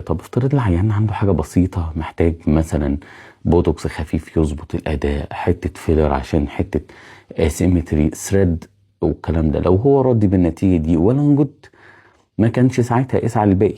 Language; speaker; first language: Arabic; native; Arabic